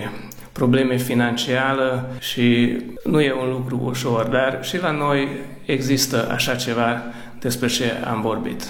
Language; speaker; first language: Romanian; early bilingual, heritage; Romanian